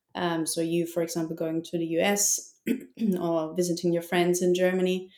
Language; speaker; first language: English; non-native, fluent; German